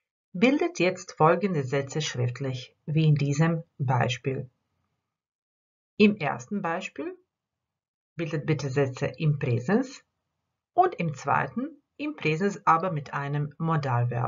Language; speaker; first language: German; non-native, fluent; Croatian